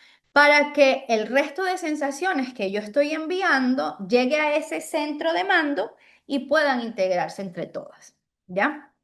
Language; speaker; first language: Spanish; native; Spanish